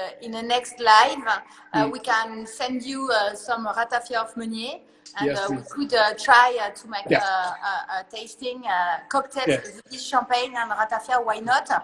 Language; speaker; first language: English; non-native, learner; French